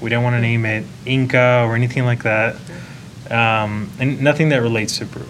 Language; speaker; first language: English; non-native, fluent; Spanish